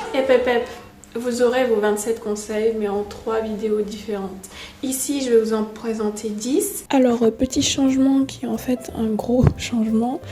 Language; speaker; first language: French; native; French